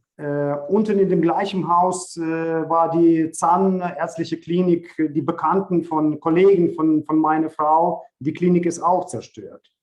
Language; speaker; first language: German; non-native, fluent; Ukrainian